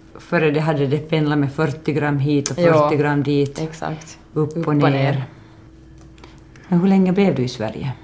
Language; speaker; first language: Swedish; native; Swedish